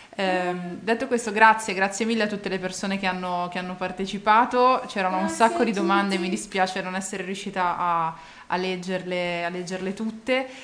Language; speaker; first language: Italian; native; Italian